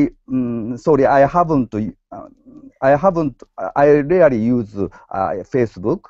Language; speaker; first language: English; non-native, learner; Japanese